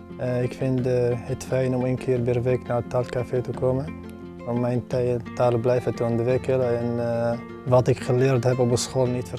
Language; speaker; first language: Dutch; non-native, learner; Arabic